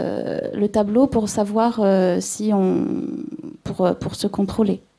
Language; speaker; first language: French; native; French